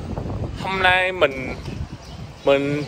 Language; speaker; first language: Vietnamese; non-native, learner; English